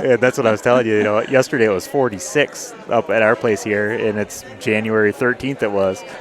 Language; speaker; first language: English; native; English